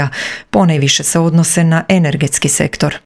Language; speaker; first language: Croatian; native; Croatian